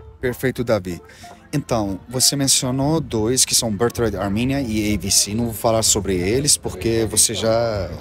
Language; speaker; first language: Portuguese; non-native, learner; Armenian